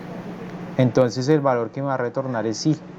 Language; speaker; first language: Spanish; native; Spanish